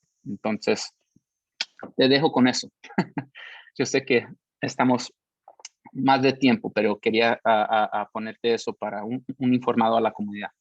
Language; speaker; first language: Spanish; early bilingual, heritage; Spanish